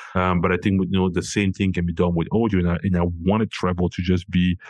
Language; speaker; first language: English; non-native, local second language; French